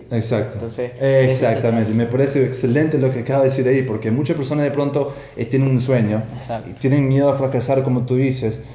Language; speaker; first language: Spanish; non-native, fluent; English